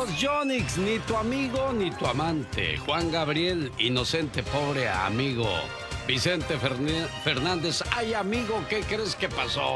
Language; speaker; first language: Spanish; native; Spanish